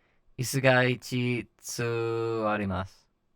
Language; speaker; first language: Japanese; non-native, learner; English